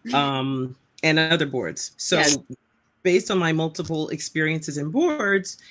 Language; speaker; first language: English; native; English